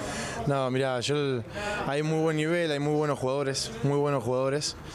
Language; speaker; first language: Spanish; native; Spanish